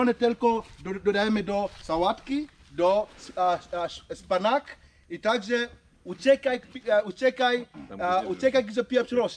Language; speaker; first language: Polish; non-native, learner; Swahili